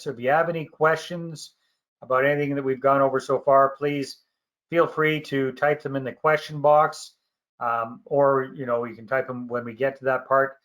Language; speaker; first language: English; native; English